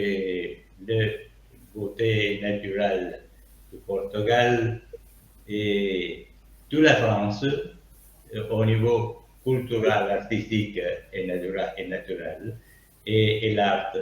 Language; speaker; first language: French; non-native, learner; Italian